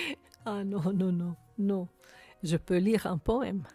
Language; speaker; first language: French; non-native, fluent; Arabic